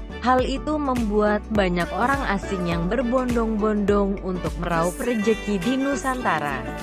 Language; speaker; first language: Indonesian; native; Indonesian